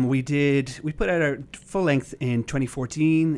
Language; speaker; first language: English; native; English